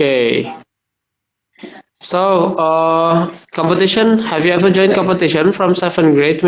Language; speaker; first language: English; non-native, learner; Indonesian